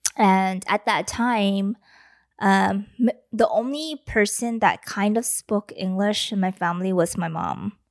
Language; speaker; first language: English; early bilingual, other home language; Vietnamese